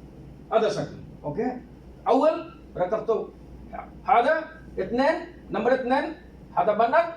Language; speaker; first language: Arabic; non-native, learner; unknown